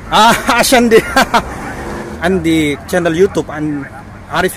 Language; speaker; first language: Arabic; non-native, learner; Indonesian